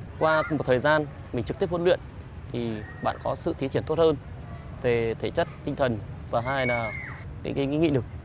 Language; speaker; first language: Vietnamese; native; Vietnamese